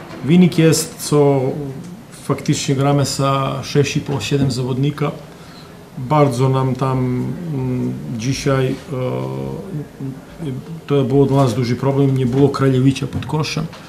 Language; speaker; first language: Polish; non-native, fluent; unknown